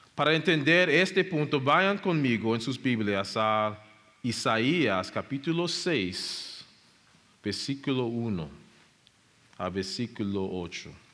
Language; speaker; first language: Spanish; non-native, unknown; English